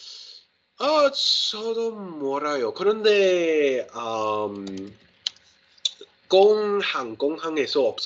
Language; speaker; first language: Korean; non-native, learner; English